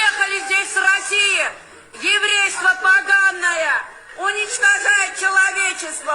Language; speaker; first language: Russian; non-native, fluent; Armenian